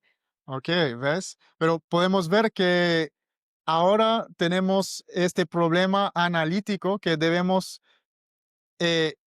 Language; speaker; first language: Spanish; non-native, learner; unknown